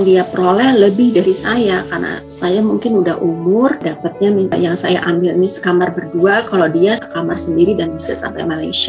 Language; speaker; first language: Indonesian; native; Indonesian